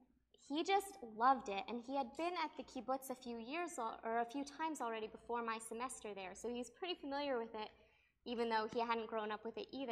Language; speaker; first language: English; native; English